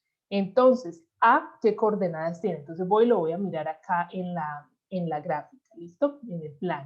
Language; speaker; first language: Spanish; native; Spanish